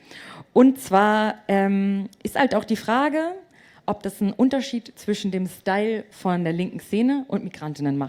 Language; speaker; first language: German; native; German